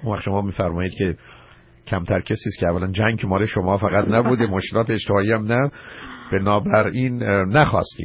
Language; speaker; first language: Persian; native; Persian